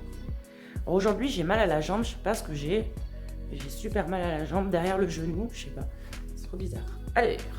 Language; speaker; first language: French; native; French